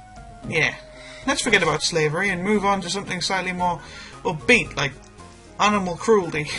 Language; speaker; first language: English; native; English